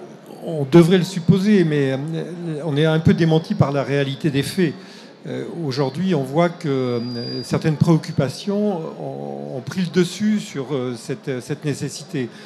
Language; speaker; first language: French; native; French